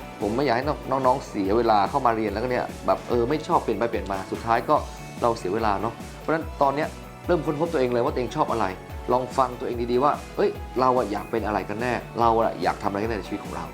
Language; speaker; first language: Thai; native; Thai